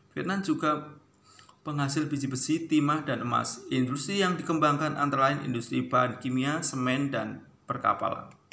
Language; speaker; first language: Indonesian; native; Indonesian